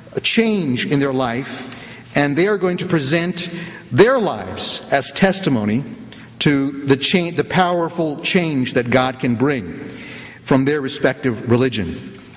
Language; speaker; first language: English; native; English